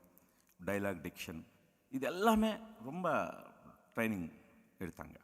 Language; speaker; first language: Tamil; non-native, local second language; Telugu